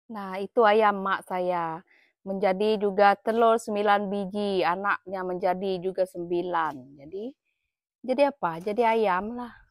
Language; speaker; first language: Malay; native; Malay